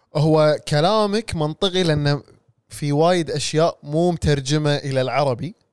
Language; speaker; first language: Arabic; non-native, local second language; English